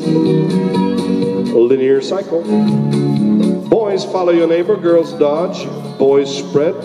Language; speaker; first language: English; non-native, fluent; Danish